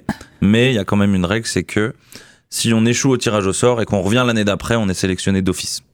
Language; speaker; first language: French; native; French